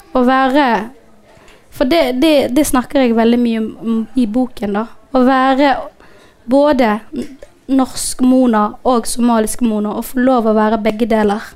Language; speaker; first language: Norwegian; non-native, fluent; Somali